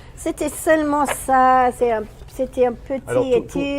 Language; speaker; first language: French; non-native, learner; English